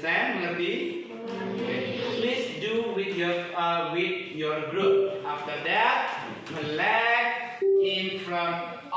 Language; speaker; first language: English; non-native, fluent; Indonesian